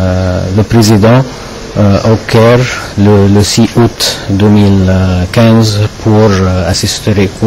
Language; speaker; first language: French; non-native, fluent; Arabic